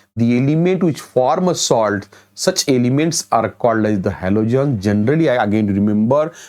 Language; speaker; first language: English; non-native, local second language; Marathi